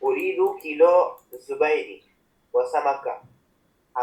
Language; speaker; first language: Arabic; non-native, learner; Urdu